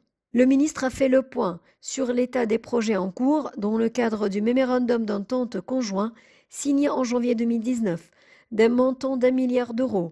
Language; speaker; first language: French; non-native, fluent; Arabic